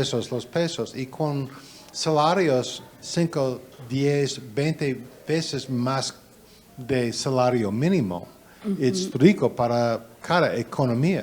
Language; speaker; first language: Spanish; non-native, learner; English